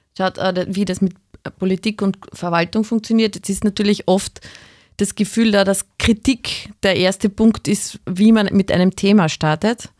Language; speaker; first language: German; native; German